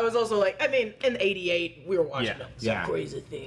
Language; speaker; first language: English; native; English